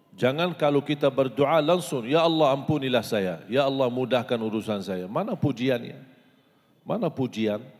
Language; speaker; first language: Malay; non-native, fluent; Arabic